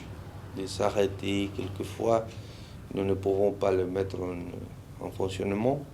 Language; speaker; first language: French; non-native, fluent; Spanish